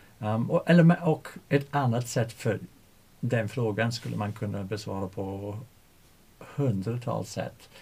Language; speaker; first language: Swedish; non-native, fluent; English